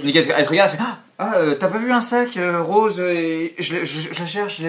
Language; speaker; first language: French; native; French